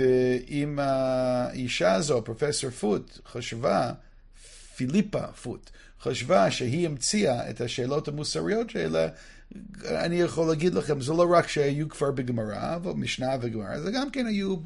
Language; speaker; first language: Hebrew; non-native, fluent; English